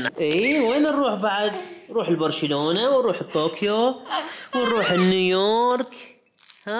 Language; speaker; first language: Arabic; native; Arabic